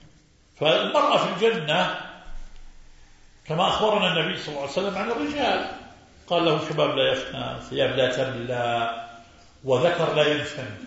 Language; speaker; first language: Arabic; native; Arabic